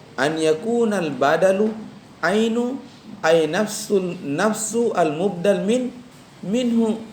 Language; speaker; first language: Arabic; non-native, fluent; Indonesian